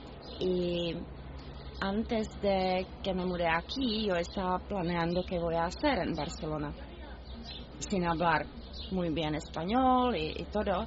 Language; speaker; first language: Spanish; non-native, learner; Czech